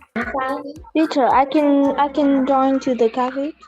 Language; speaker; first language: English; non-native, learner; Vietnamese